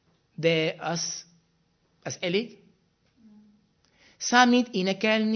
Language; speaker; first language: Hungarian; non-native, fluent; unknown